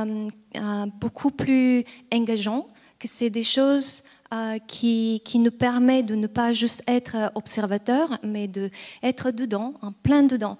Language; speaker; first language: French; non-native, fluent; Bulgarian